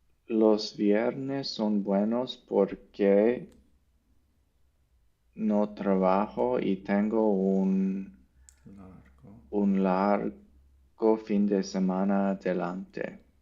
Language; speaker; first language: Spanish; non-native, learner; English